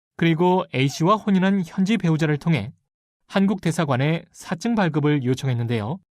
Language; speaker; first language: Korean; native; Korean